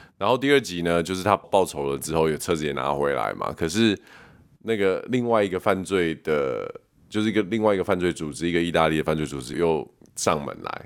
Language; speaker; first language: Chinese; native; Chinese